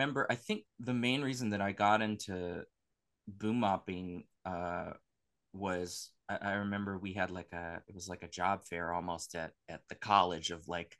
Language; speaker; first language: English; native; English